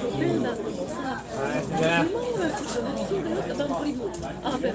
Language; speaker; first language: Japanese; native; Japanese